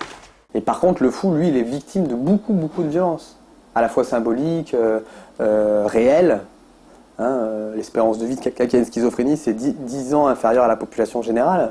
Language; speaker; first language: French; native; French